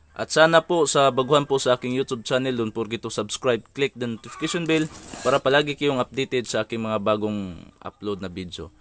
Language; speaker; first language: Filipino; non-native, local second language; Cebuano